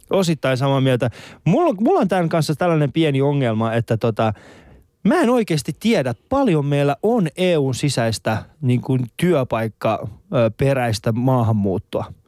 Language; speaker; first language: Finnish; early bilingual, other home language; Persian